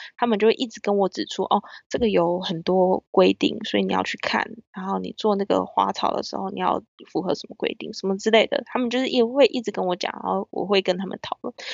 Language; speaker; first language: Chinese; native; Chinese